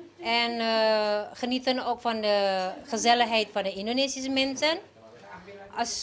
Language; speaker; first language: Dutch; non-native, learner; Indonesian